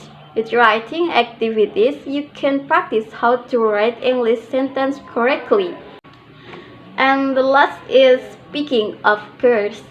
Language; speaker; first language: English; non-native, learner; Indonesian